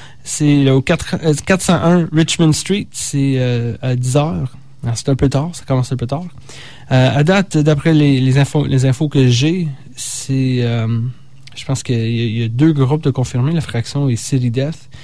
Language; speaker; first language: French; native; French